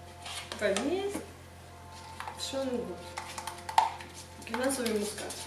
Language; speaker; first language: German; non-native, fluent; Romanian